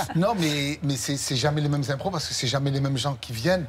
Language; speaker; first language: French; native; French